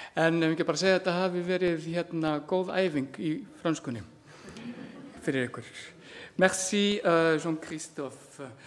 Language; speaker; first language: Icelandic; native; Icelandic